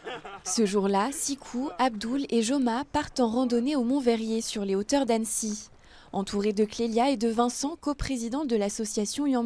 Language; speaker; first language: French; native; French